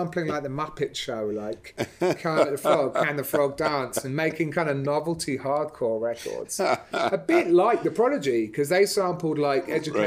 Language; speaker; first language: English; native; English